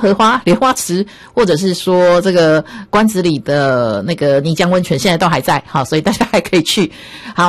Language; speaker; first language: Chinese; native; Chinese